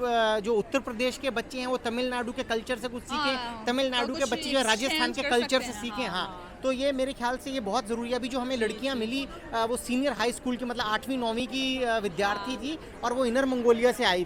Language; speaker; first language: Hindi; native; Hindi